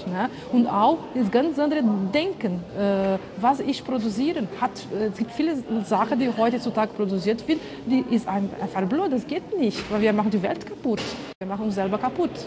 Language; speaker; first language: German; non-native, fluent; Portuguese